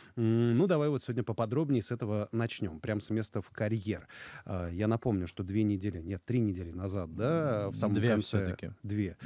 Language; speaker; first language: Russian; native; Russian